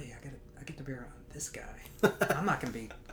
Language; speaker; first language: English; native; English